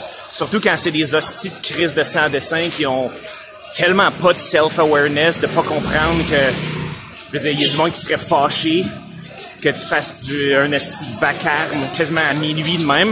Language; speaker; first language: French; native; French